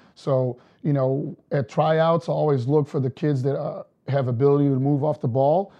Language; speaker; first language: English; non-native, fluent; Portuguese